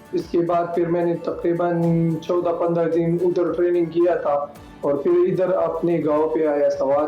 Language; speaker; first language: Hindi; non-native, local second language; Pashto